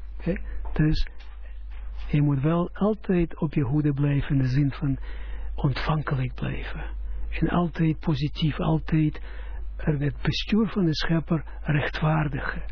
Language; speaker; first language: Dutch; non-native, fluent; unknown